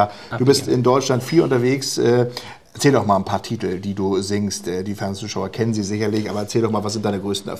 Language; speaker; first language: German; native; German